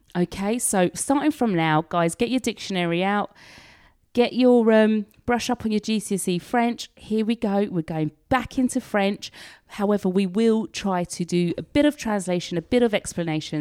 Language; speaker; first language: English; native; English